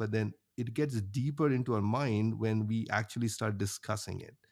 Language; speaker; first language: English; non-native, local second language; Bangla